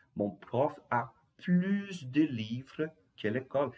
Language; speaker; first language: French; non-native, fluent; Portuguese